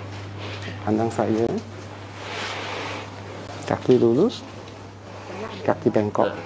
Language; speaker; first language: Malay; non-native, local second language; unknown